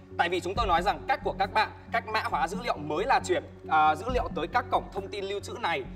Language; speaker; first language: Vietnamese; native; Vietnamese